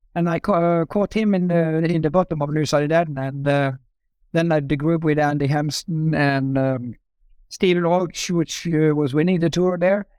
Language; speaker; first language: English; non-native, fluent; Norwegian